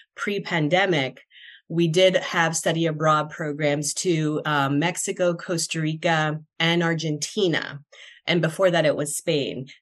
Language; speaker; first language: English; non-native, fluent; Spanish